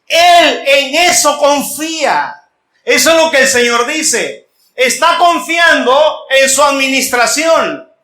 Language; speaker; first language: Spanish; native; Spanish